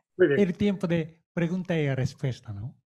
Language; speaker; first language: Spanish; non-native, fluent; Japanese